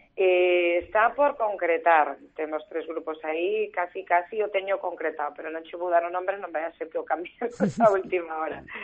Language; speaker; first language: Galician; non-native, local second language; Spanish